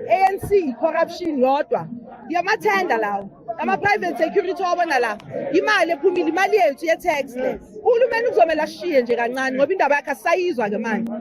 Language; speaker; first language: Zulu; native; Zulu